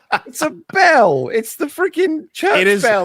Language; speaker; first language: English; native; English